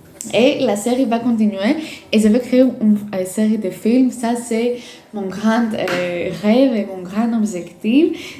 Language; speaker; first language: French; non-native, fluent; Greek